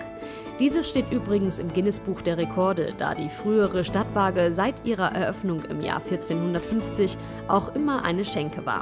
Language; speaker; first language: German; native; German